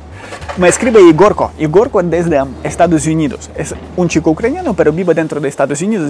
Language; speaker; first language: Spanish; non-native, fluent; Ukrainian